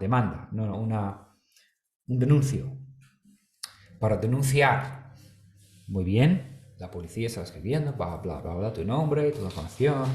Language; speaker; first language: Spanish; non-native, fluent; English